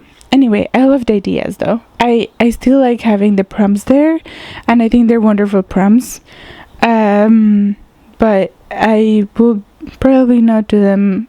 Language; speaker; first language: English; non-native, fluent; Spanish